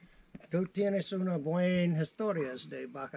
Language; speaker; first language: Spanish; non-native, learner; English